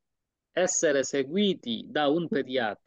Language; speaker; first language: Italian; non-native, fluent; Bangla